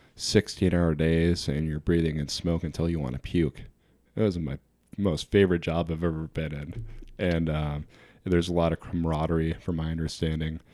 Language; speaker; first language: English; native; English